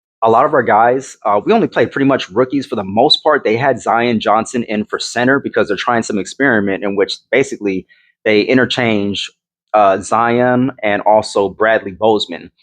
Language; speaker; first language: English; native; English